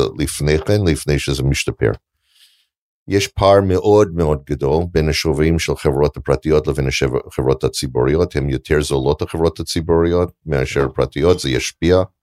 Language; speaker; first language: Hebrew; non-native, fluent; English